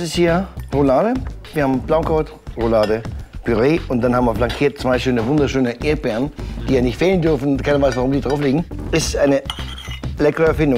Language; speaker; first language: German; native; German